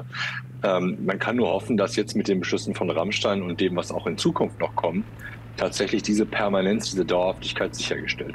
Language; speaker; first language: German; native; German